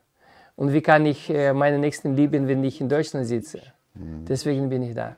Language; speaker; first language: German; non-native, fluent; Ukrainian